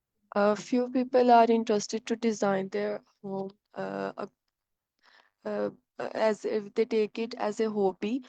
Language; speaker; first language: English; non-native, learner; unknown